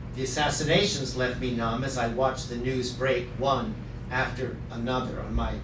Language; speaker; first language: English; native; English